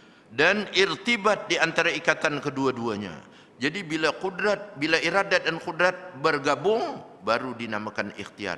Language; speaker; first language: Malay; native; Malay